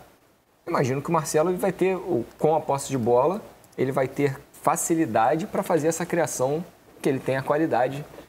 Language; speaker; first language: Portuguese; native; Portuguese